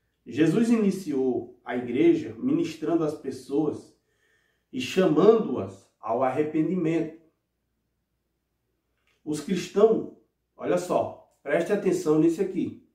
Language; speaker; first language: Portuguese; native; Portuguese